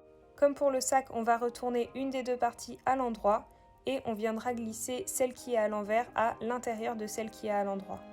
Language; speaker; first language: French; native; French